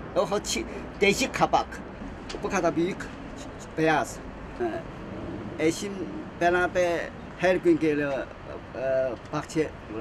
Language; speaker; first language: Turkish; non-native, learner; Chinese